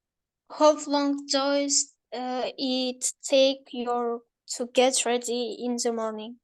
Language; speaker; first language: English; non-native, learner; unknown